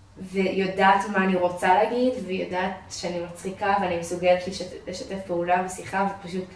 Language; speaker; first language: Hebrew; non-native, fluent; English